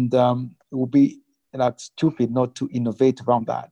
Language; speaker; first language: English; non-native, local second language; Kinyarwanda